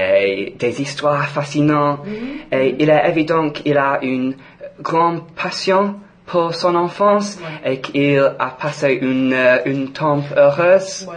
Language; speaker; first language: French; non-native, fluent; English